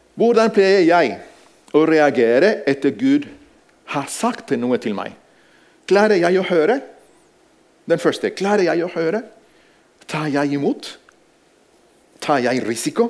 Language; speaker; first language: Norwegian; non-native, fluent; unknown